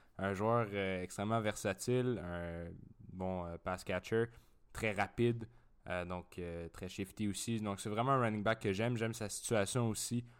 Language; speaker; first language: French; native; French